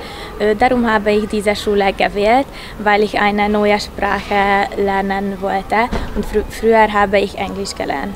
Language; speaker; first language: German; non-native, learner; Hungarian